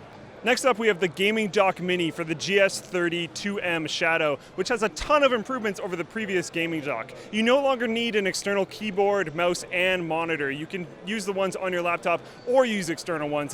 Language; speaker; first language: English; native; English